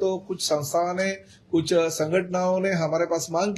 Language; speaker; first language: Hindi; non-native, local second language; Marathi